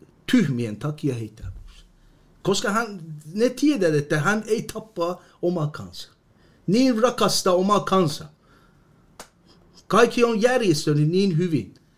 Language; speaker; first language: Finnish; non-native, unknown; Persian